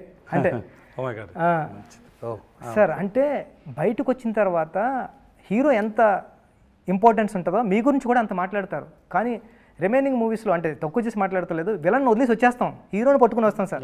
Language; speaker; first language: Telugu; native; Telugu